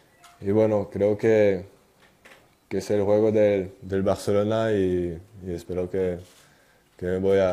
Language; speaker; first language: Spanish; non-native, fluent; French